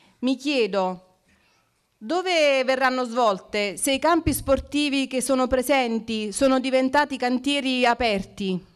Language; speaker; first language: Italian; native; Italian